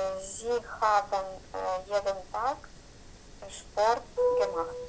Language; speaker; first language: German; non-native, learner; Ukrainian